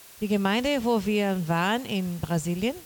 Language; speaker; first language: German; non-native, learner; Portuguese